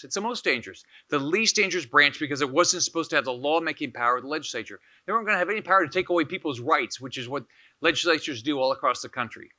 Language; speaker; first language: English; native; English